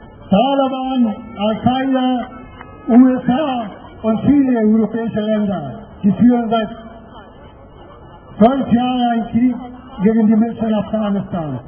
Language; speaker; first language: German; non-native, fluent; Persian